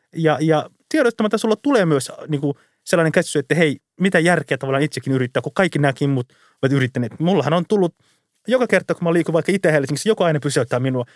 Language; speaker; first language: Finnish; early bilingual, other home language; Somali